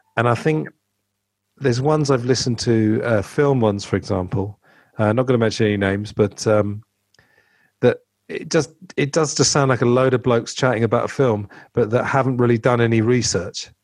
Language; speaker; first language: English; native; English